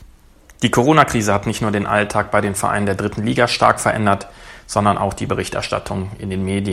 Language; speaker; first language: German; native; German